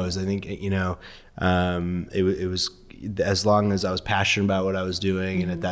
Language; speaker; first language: English; early bilingual, other home language; Persian